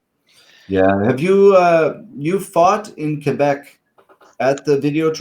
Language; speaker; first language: English; native; English